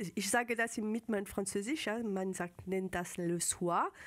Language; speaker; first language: German; non-native, fluent; French